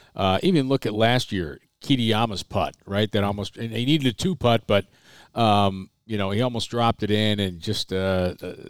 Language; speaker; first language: English; native; English